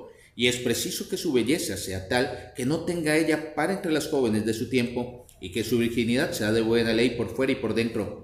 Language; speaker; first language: Spanish; native; Spanish